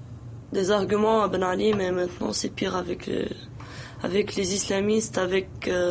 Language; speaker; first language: French; non-native, local second language; Arabic